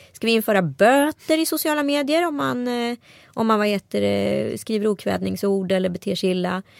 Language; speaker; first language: Swedish; native; Swedish